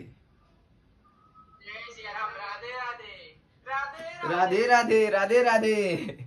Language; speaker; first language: Hindi; native; Hindi